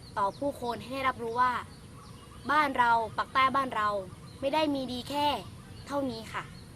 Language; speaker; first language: Thai; native; Thai